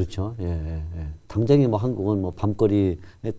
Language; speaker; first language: Korean; native; Korean